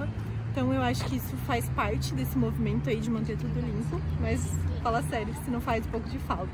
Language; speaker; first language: Portuguese; native; Portuguese